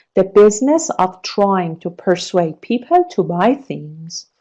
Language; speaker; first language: English; non-native, fluent; Persian